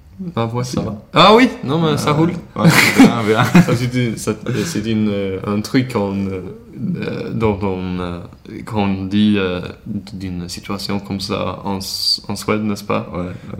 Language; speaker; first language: French; non-native, learner; Swedish